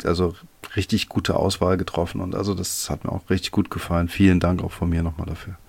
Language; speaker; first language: German; native; German